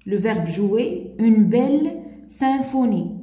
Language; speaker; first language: French; non-native, local second language; Arabic